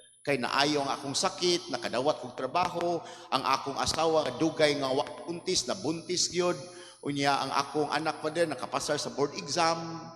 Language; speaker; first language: Cebuano; native; Cebuano